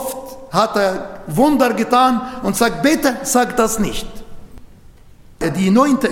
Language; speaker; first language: German; non-native, learner; Arabic